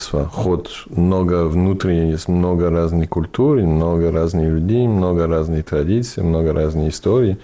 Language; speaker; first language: Russian; non-native, fluent; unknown